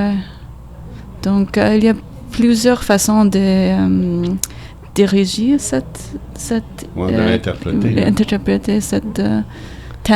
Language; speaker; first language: French; non-native, learner; English